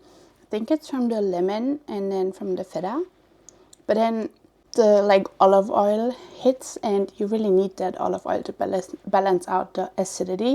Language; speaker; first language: English; non-native, fluent; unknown